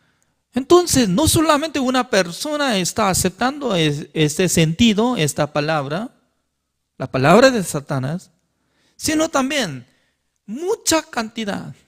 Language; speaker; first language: Spanish; non-native, learner; Korean